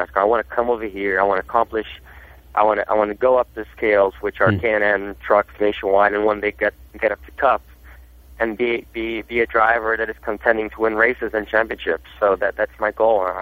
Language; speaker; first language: English; non-native, fluent; Portuguese